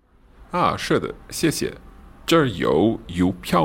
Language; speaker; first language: Chinese; non-native, learner; English